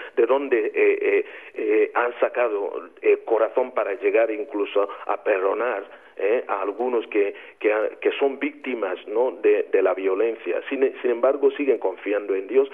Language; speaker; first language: Spanish; non-native, fluent; Igbo